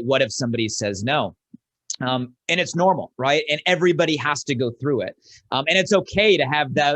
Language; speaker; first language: English; native; English